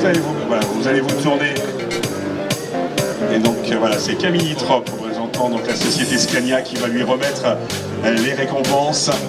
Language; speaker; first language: French; native; French